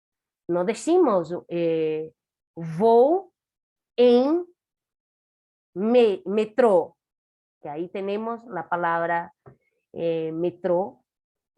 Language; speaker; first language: Spanish; non-native, fluent; Portuguese